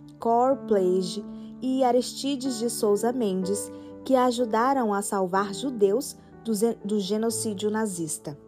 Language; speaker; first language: Portuguese; native; Portuguese